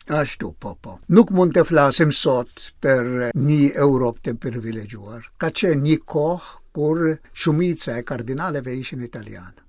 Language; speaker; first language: Albanian; non-native, fluent; Maltese